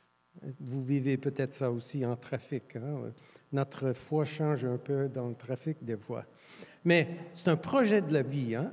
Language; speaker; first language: French; non-native, fluent; English